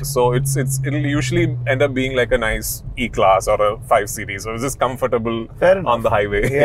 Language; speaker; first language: English; non-native, local second language; Malayalam